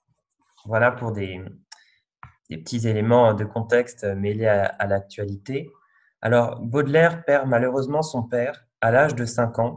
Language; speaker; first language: French; native; French